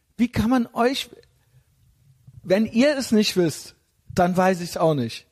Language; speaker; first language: German; native; German